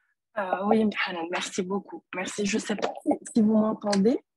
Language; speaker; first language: French; non-native, local second language; Arabic